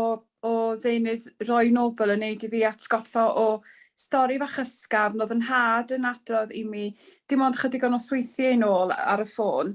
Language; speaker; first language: Welsh; native; Welsh